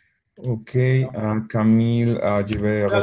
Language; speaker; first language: French; non-native, learner; Spanish